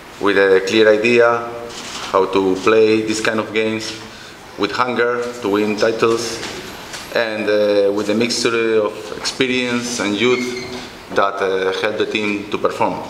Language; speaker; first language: English; non-native, fluent; Spanish